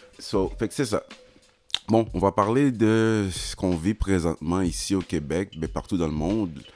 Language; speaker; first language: French; early bilingual, other home language; Haitian Creole